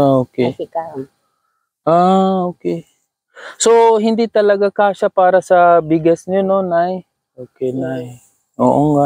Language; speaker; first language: Filipino; non-native, learner; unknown